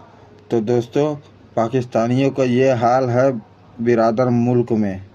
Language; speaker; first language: Hindi; native; Hindi